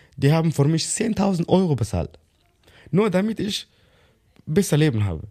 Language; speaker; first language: German; non-native, learner; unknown